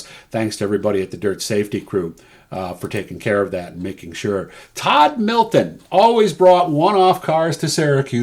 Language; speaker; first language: English; native; English